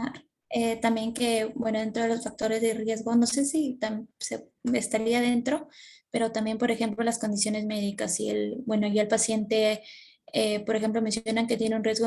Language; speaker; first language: Spanish; native; Spanish